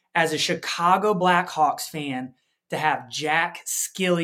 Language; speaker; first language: English; native; English